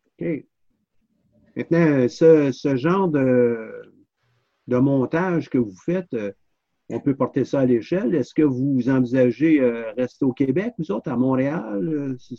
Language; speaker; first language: French; native; French